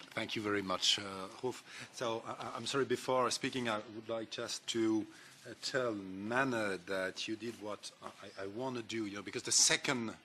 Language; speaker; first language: English; non-native, fluent; French